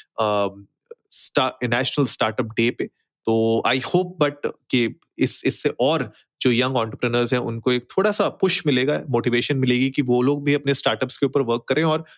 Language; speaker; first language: Hindi; native; Hindi